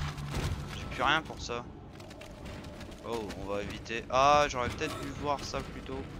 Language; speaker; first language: French; native; French